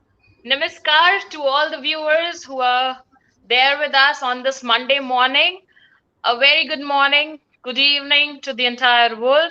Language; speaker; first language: English; non-native, local second language; Hindi